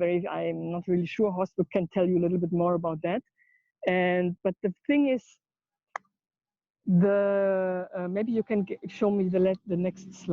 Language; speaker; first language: English; non-native, fluent; German